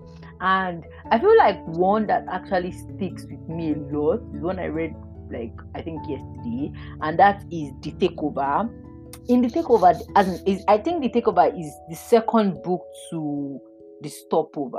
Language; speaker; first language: English; non-native, local second language; Yoruba